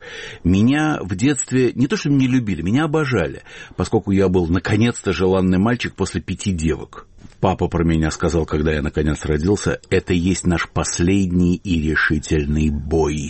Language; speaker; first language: Russian; native; Russian